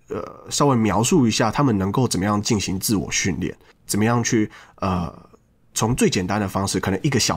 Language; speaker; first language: Chinese; native; Chinese